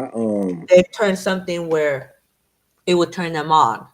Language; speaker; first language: English; native; English